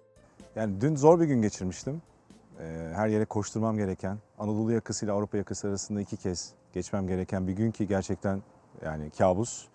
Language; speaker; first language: Turkish; native; Turkish